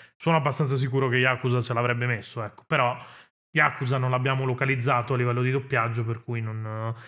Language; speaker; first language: Italian; native; Italian